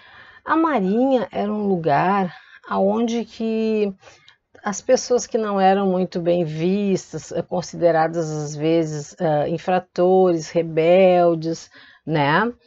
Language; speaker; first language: Portuguese; native; Portuguese